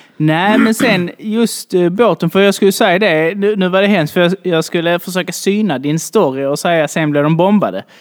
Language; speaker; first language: Swedish; native; Swedish